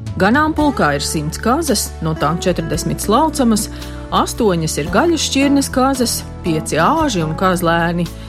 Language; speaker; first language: Latvian; native; Latvian